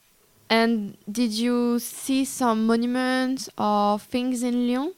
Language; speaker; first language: English; non-native, learner; French